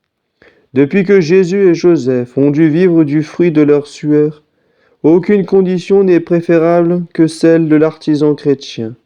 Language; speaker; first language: French; native; French